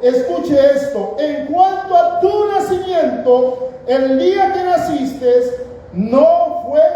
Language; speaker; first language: Spanish; native; Spanish